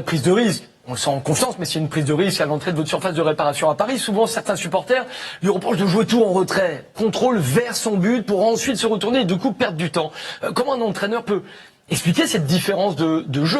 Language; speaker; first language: French; native; French